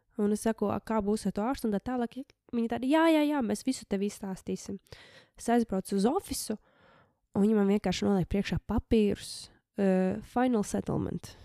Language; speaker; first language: Latvian; early bilingual, heritage; Latvian